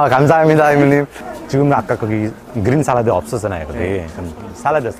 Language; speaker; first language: Korean; non-native, fluent; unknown